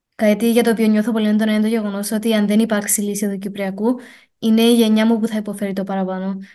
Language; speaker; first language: Greek; native; Greek